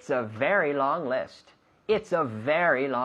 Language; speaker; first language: English; non-native, fluent; Spanish